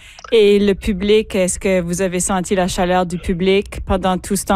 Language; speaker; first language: French; native; French